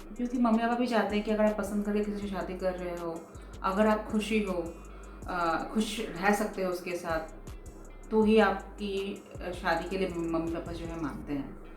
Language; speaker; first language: Hindi; non-native, local second language; Bangla